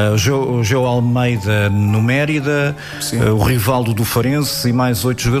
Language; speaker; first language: Portuguese; native; Portuguese